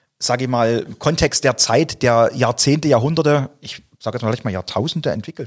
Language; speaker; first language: German; native; German